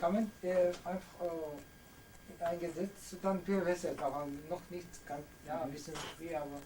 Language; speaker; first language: German; non-native, learner; Korean